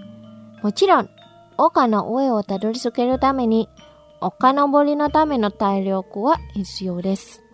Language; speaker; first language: Japanese; non-native, fluent; Indonesian